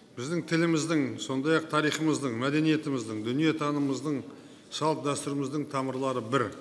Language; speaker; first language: Kazakh; native; Kazakh